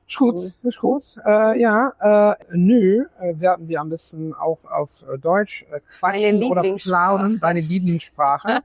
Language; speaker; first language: German; non-native, fluent; Italian